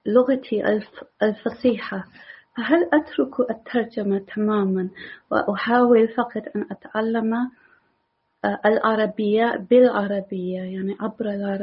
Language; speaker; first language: Arabic; non-native, learner; English